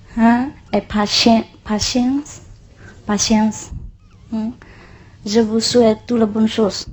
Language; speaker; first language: French; non-native, fluent; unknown